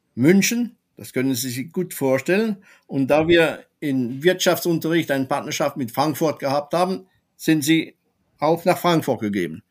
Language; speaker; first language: German; non-native, fluent; French